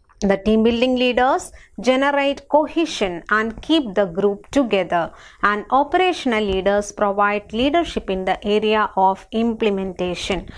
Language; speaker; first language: English; non-native, local second language; Malayalam